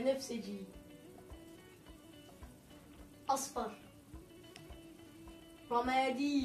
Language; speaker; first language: Arabic; non-native, learner; Turkish